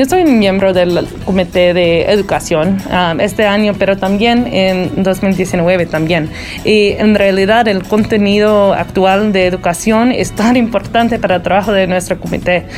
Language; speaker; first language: Spanish; early bilingual, heritage; Spanish